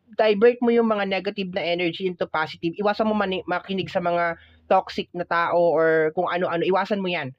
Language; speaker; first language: Filipino; native; Filipino